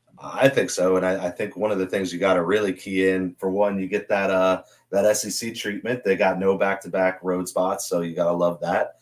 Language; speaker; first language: English; native; English